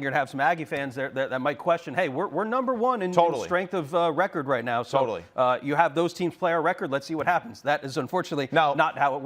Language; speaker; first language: English; native; English